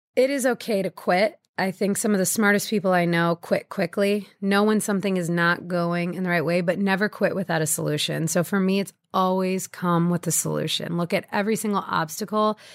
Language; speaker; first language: English; early bilingual, other home language; Hindi